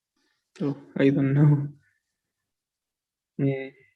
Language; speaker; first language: English; non-native, learner; Spanish